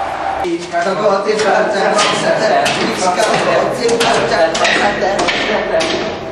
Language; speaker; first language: Danish; non-native, learner; Norwegian